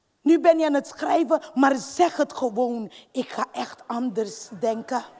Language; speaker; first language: Dutch; non-native, fluent; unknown